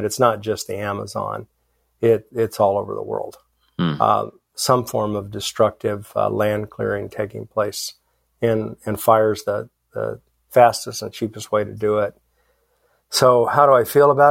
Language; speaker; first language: English; native; English